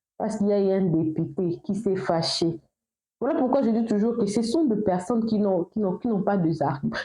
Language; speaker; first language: French; non-native, local second language; Lingala